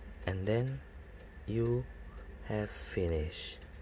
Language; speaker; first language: English; non-native, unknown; Indonesian